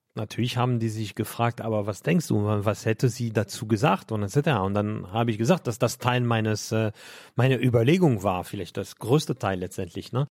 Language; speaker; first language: German; non-native, fluent; French